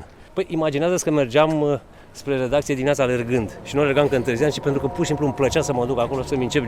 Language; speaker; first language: Romanian; native; Romanian